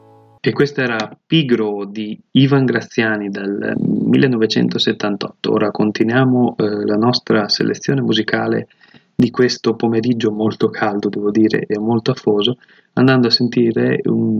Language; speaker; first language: Italian; native; Italian